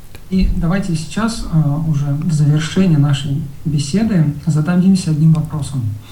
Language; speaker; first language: Russian; native; Russian